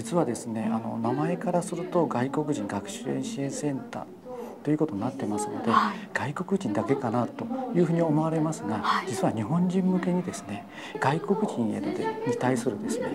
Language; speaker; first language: Japanese; native; Japanese